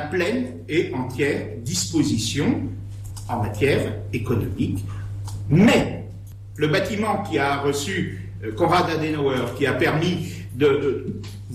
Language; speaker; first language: French; native; French